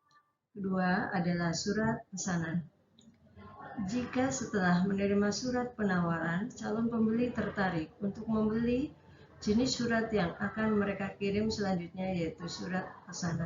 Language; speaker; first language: Indonesian; native; Indonesian